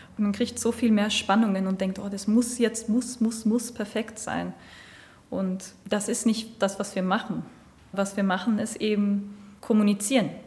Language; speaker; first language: German; non-native, fluent; Swedish